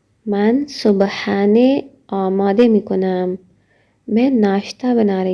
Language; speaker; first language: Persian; non-native, fluent; Urdu